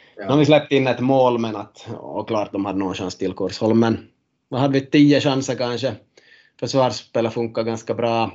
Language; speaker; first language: Swedish; native; Swedish